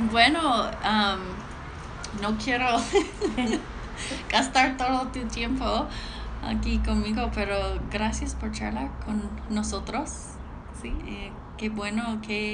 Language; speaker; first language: Spanish; non-native, learner; English